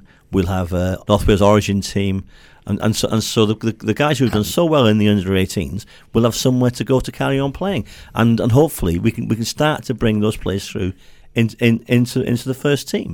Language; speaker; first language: English; native; English